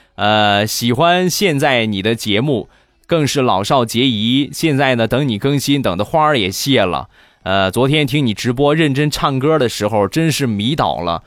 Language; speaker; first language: Chinese; native; Chinese